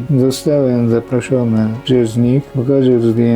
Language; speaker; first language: Polish; non-native, fluent; Japanese